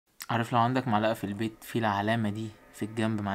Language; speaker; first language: Arabic; native; Arabic